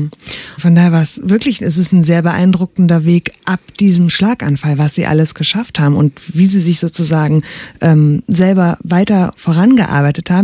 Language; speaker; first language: German; native; German